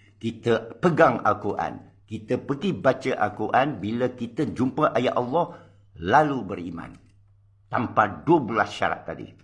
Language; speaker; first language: Malay; non-native, local second language; Min Nan Chinese